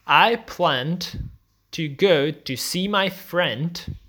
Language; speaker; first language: English; non-native, fluent; Czech